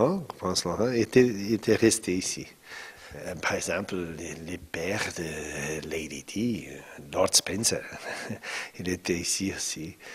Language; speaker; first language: French; non-native, fluent; Portuguese